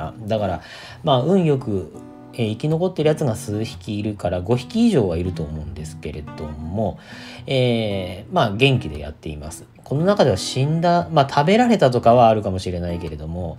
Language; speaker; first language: Japanese; native; Japanese